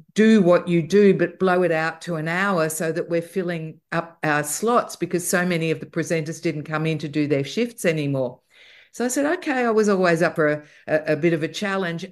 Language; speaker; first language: English; native; English